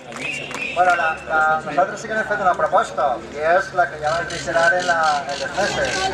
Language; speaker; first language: Catalan; native; Catalan